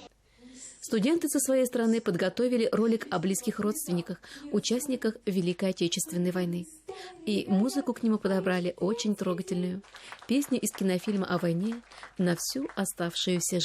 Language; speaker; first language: Russian; native; Russian